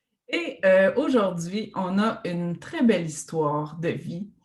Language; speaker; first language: French; native; French